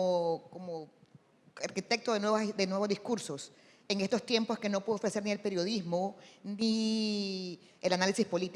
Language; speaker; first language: Spanish; native; Spanish